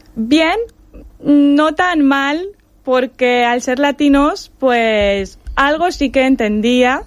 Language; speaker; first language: Spanish; non-native, fluent; Romanian